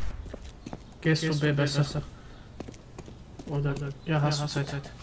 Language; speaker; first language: German; non-native, learner; Serbian